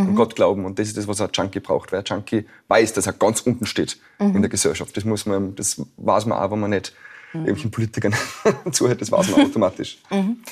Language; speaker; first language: German; native; German